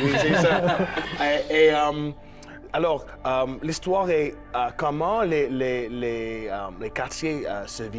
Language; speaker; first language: French; non-native, local second language; English